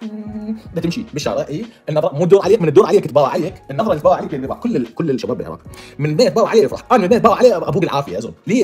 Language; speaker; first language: Arabic; native; Arabic